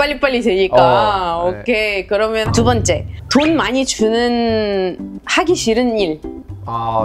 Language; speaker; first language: Korean; non-native, fluent; Arabic